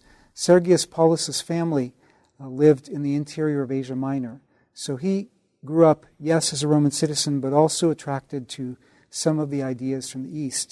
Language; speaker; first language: English; native; English